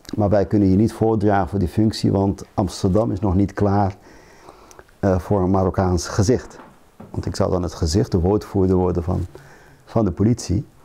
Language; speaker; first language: Dutch; early bilingual, other home language; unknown